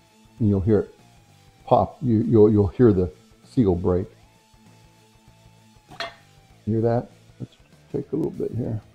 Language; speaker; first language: English; native; English